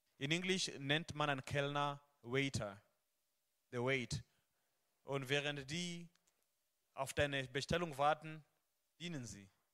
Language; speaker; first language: German; non-native, fluent; Swahili